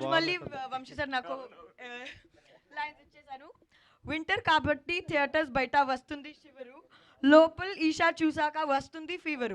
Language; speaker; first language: Telugu; non-native, learner; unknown